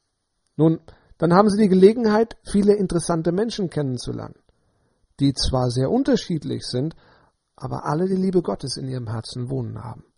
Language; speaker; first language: German; native; German